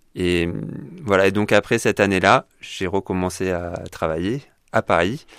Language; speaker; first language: French; native; French